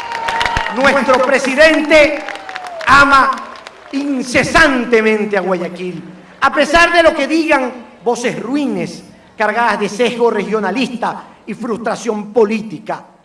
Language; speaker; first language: Spanish; native; Spanish